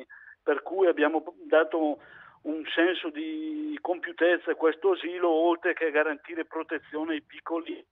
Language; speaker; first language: Italian; native; Italian